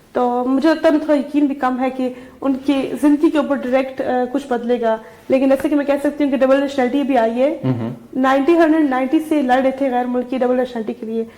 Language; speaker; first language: Urdu; early bilingual, heritage; Urdu